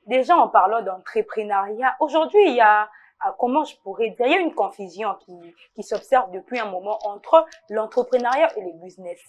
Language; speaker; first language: French; non-native, local second language; Lingala